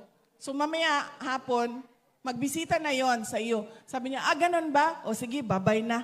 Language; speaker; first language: Filipino; non-native, local second language; Cebuano